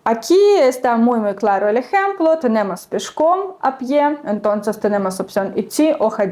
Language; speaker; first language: Spanish; non-native, fluent; Russian